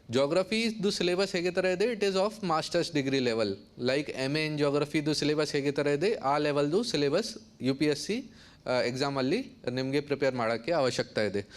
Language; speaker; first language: Kannada; non-native, learner; Hindi